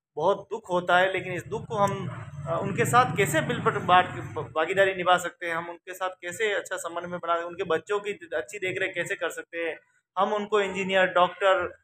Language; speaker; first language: Hindi; native; Hindi